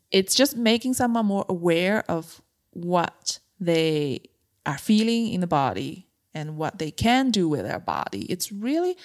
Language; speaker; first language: English; non-native, fluent; Chinese